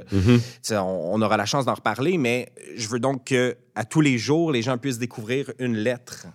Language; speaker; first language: French; native; French